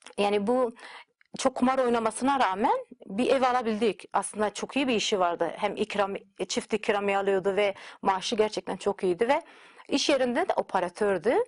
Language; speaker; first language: Turkish; native; Turkish